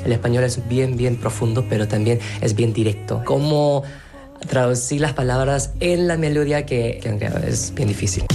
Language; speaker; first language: Spanish; non-native, fluent; Korean